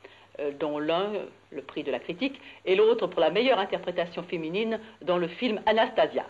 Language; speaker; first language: French; native; French